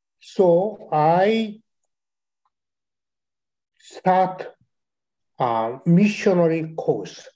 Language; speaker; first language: English; non-native, learner; Chinese